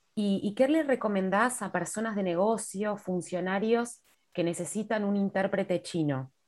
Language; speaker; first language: Spanish; native; Spanish